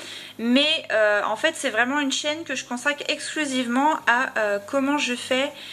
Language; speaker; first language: French; native; French